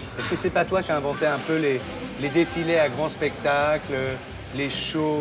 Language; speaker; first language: French; native; French